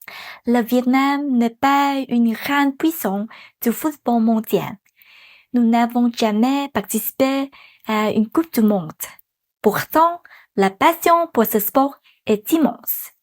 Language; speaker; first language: French; non-native, fluent; Vietnamese